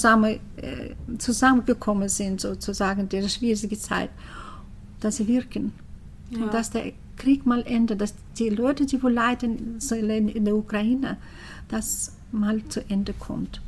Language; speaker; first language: German; early bilingual, heritage; German